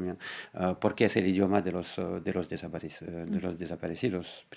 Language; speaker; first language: Spanish; non-native, fluent; French